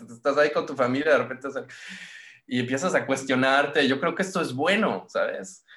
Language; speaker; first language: Spanish; native; Spanish